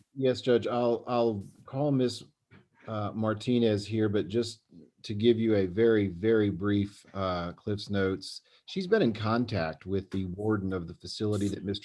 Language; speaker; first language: English; native; English